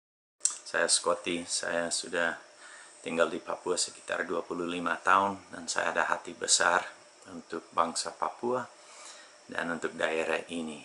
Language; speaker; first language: Indonesian; non-native, fluent; English